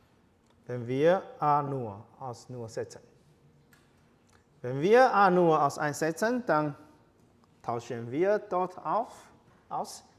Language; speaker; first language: German; non-native, learner; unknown